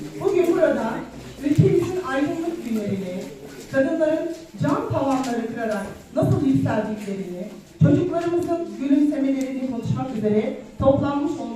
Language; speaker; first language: Turkish; native; Turkish